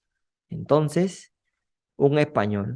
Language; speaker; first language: Spanish; native; Spanish